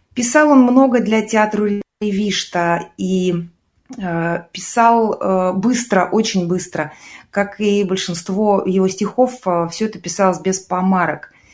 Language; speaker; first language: Russian; native; Russian